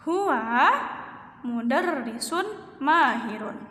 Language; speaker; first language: Arabic; non-native, fluent; Indonesian